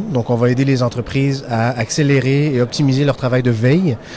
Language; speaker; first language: French; native; French